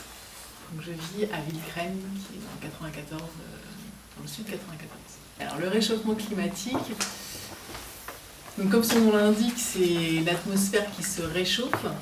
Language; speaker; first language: French; native; French